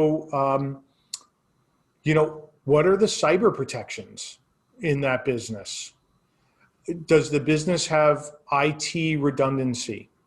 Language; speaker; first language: English; native; English